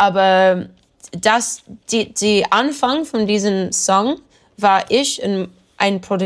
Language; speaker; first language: German; non-native, learner; English